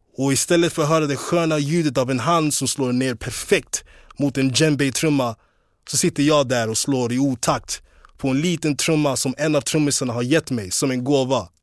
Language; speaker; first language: Swedish; early bilingual, other home language; English